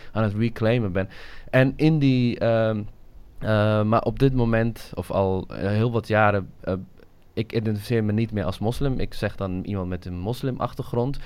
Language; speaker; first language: Dutch; early bilingual, other home language; Somali